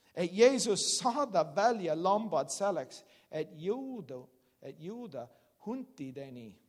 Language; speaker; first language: Estonian; non-native, learner; English